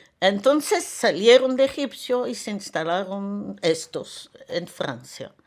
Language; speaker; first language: Spanish; early bilingual, heritage; Spanish